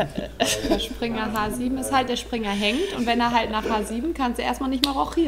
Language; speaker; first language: German; native; German